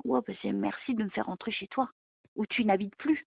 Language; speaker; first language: French; native; French